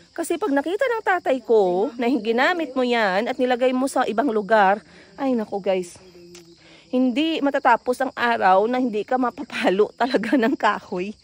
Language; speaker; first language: Filipino; non-native, local second language; Cebuano